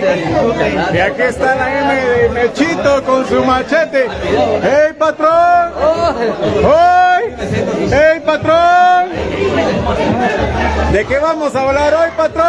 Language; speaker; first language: Spanish; native; Spanish